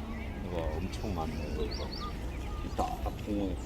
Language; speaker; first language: Korean; native; Korean